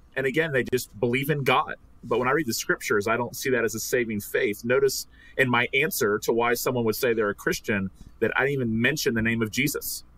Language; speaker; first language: English; native; English